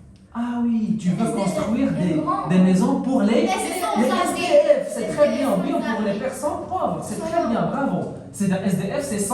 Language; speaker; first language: French; non-native, local second language; Arabic